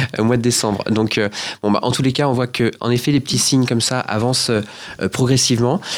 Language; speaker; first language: French; native; French